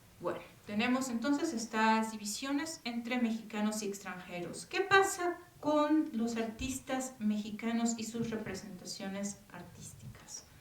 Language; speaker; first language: Spanish; native; Spanish